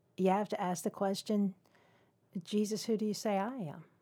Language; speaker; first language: English; native; English